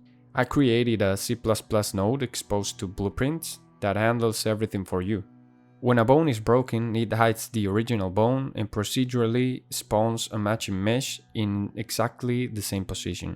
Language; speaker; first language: English; non-native, fluent; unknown